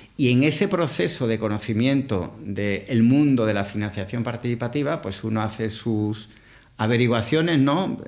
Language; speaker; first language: Spanish; native; Spanish